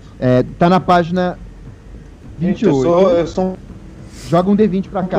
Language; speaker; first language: Portuguese; native; Portuguese